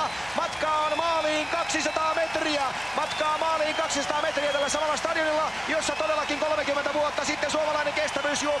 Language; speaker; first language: Finnish; native; Finnish